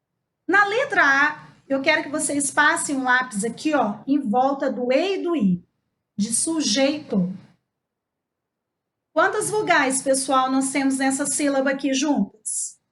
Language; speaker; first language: Portuguese; native; Portuguese